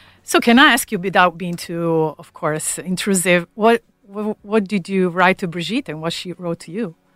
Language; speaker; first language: English; non-native, fluent; Italian